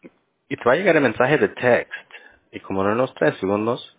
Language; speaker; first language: Spanish; early bilingual, heritage; Spanish